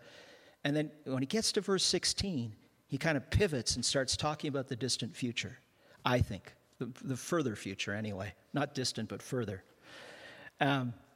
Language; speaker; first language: English; native; English